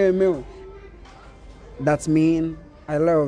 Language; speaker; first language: English; non-native, learner; Haitian Creole